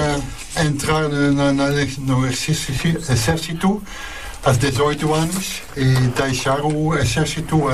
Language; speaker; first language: Portuguese; non-native, learner; Dutch